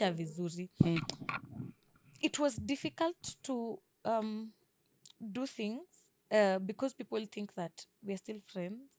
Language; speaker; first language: English; non-native, local second language; Swahili